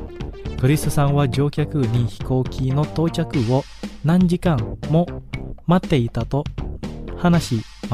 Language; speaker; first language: Japanese; non-native, fluent; Indonesian